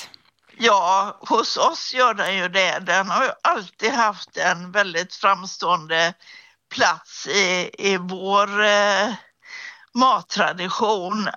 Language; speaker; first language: Swedish; native; Swedish